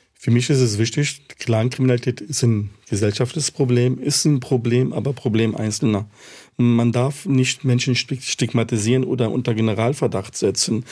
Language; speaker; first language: German; early bilingual, other home language; Arabic